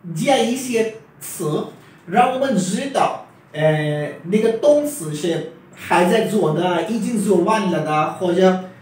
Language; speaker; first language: Chinese; non-native, fluent; Urdu